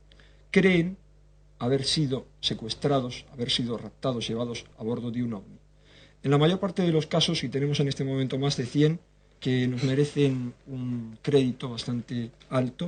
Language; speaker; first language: Spanish; native; Spanish